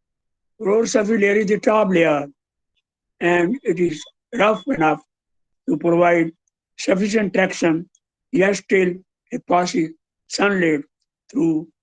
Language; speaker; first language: English; non-native, local second language; Hindi